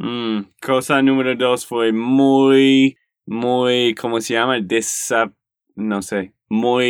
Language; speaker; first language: Spanish; non-native, learner; English